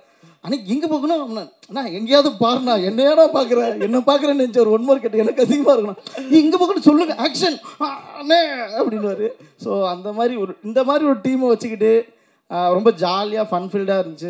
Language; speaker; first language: Tamil; native; Tamil